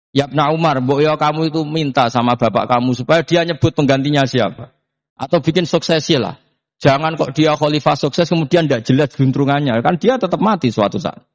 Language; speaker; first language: Indonesian; non-native, local second language; Javanese